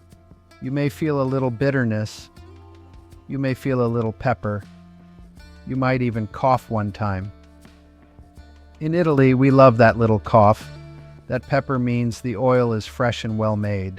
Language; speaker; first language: English; non-native, fluent; Italian